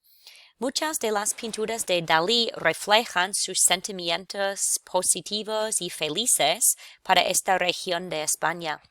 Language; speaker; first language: Spanish; non-native, fluent; English